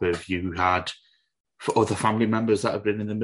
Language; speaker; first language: English; native; English